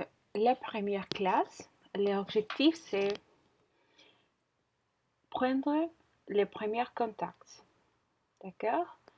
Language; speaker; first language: French; non-native, learner; Spanish